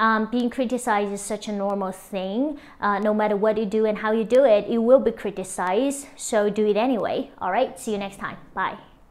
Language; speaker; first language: English; non-native, fluent; Chinese